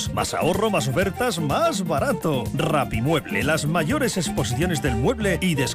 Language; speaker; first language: Spanish; native; Spanish